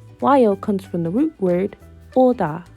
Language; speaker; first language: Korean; non-native, learner; English